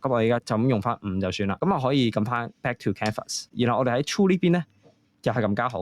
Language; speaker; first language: Cantonese; native; Cantonese